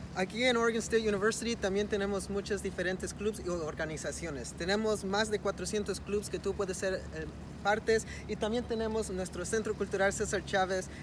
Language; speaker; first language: Spanish; early bilingual, heritage; Spanish